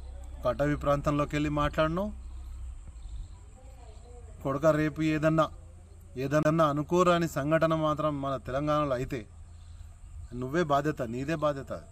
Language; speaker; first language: Telugu; native; Telugu